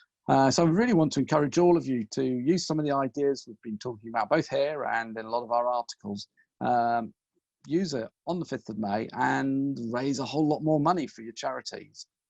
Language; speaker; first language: English; native; English